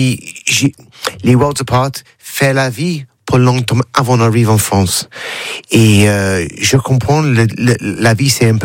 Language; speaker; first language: French; non-native, learner; English